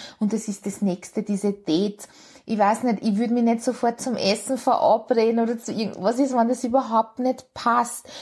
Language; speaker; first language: German; early bilingual, other home language; Hungarian